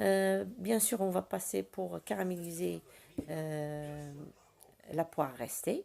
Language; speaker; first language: French; non-native, local second language; Arabic